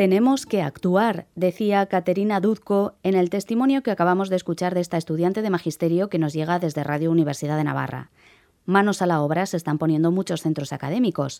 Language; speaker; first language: Spanish; native; Spanish